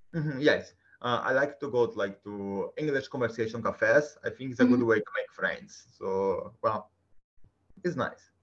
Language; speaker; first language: English; non-native, fluent; Portuguese